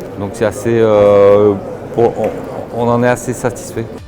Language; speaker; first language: French; native; French